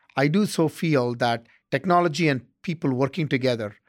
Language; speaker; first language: English; non-native, local second language; Tamil